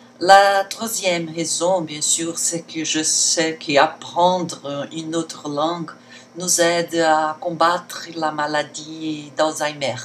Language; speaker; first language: French; non-native, learner; Portuguese